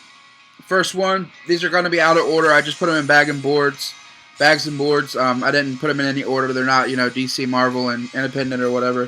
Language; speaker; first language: English; native; English